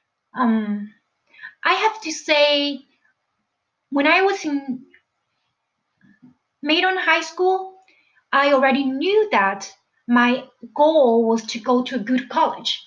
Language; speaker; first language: English; non-native, fluent; Chinese